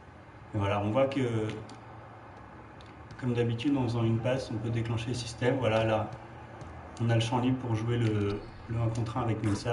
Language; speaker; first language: French; native; French